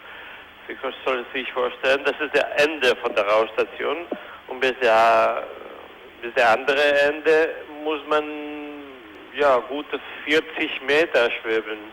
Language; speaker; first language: German; non-native, fluent; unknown